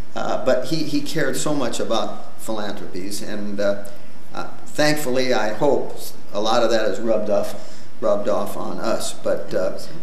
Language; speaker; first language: English; native; English